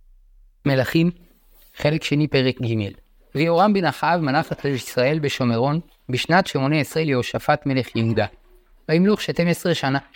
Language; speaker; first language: Hebrew; native; Hebrew